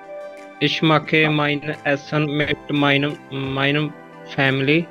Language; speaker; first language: German; non-native, learner; Punjabi